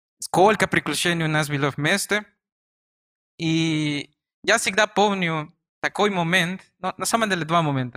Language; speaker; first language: Russian; non-native, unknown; Spanish